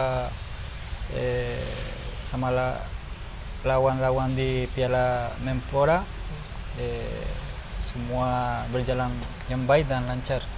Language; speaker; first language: Indonesian; non-native, learner; Spanish